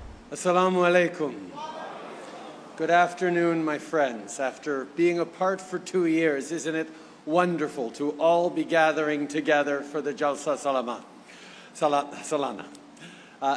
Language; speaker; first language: English; early bilingual, other home language; French